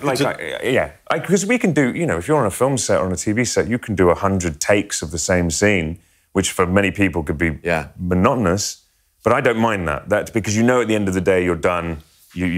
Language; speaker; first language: English; native; English